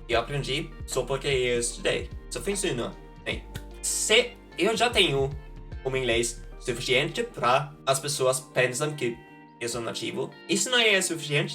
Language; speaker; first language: Portuguese; non-native, fluent; Norwegian